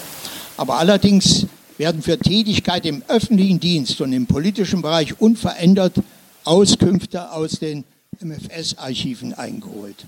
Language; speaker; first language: German; native; German